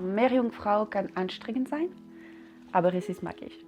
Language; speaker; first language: German; non-native, learner; French